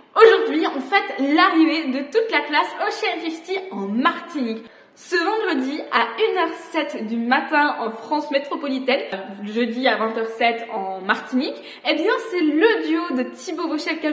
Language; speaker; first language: French; native; French